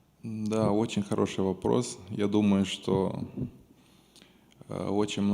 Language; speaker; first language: Russian; non-native, local second language; Romanian